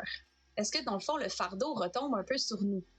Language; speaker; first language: French; native; French